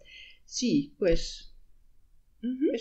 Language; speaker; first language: Spanish; non-native, learner; German